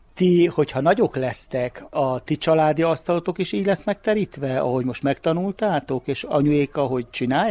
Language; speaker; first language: Hungarian; native; Hungarian